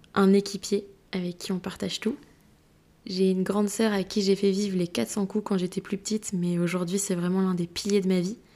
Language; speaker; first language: French; native; French